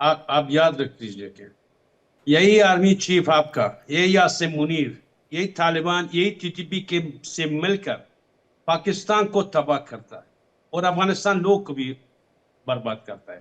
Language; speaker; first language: Hindi; non-native, fluent; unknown